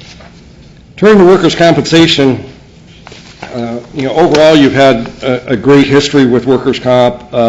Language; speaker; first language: English; native; English